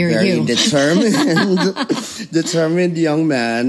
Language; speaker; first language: English; non-native, local second language; Filipino